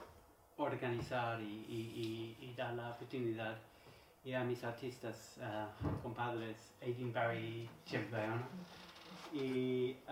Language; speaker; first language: Spanish; non-native, learner; English